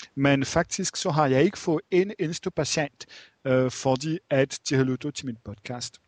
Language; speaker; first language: Danish; non-native, fluent; French